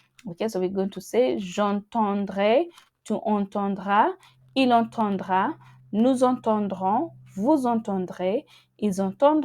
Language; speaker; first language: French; non-native, fluent; English